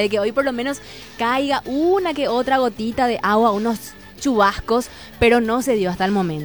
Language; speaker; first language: Spanish; native; Spanish